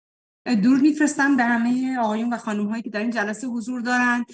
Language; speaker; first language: Persian; native; Persian